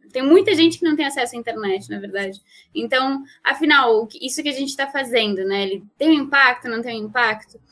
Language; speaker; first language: Portuguese; non-native, fluent; Spanish